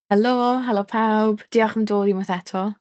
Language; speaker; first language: Welsh; non-native, local second language; English